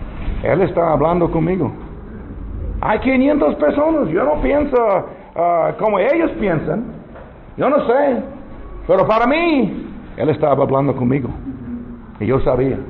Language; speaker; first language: Spanish; non-native, learner; English